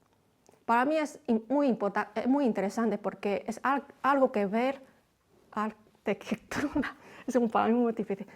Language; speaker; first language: Spanish; non-native, fluent; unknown